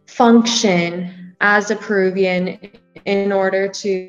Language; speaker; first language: English; native; English